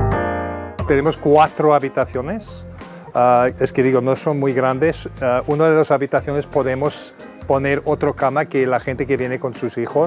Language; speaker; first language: Spanish; non-native, fluent; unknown